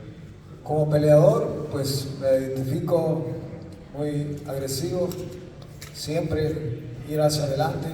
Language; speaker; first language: Spanish; native; Spanish